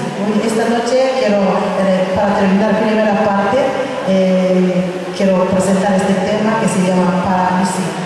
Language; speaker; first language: Spanish; non-native, fluent; Japanese